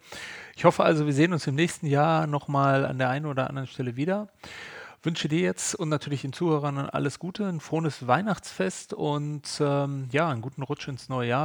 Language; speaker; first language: German; native; German